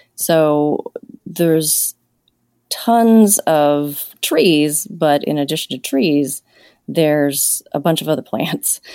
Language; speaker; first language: English; native; English